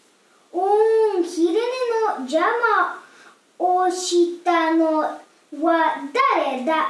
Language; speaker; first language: Japanese; non-native, learner; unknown